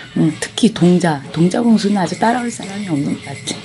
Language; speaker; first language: Korean; native; Korean